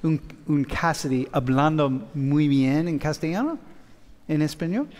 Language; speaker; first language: Spanish; non-native, fluent; English